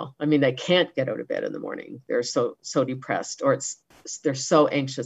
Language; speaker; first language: English; native; English